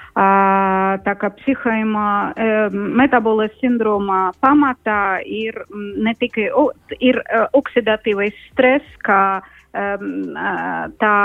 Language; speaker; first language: Latvian; non-native, local second language; Russian